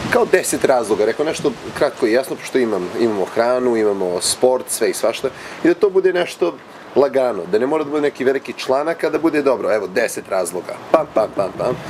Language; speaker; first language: Croatian; early bilingual, other home language; Serbian